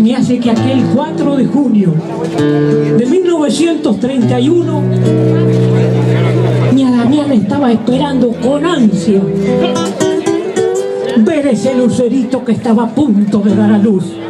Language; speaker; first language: Spanish; native; Spanish